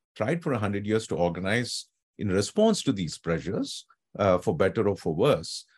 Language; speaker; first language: English; non-native, local second language; Telugu